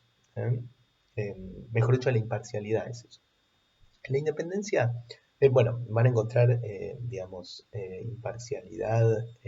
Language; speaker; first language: Spanish; native; Spanish